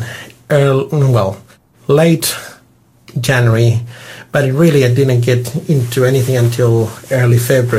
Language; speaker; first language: English; non-native, fluent; Spanish